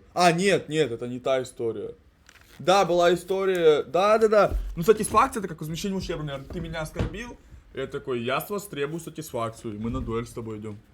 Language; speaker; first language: Russian; native; Russian